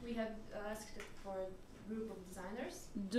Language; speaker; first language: English; non-native, learner; French